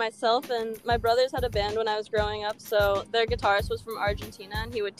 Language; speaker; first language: English; native; English